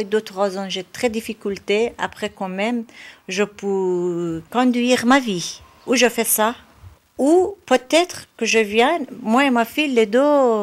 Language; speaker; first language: French; non-native, learner; Persian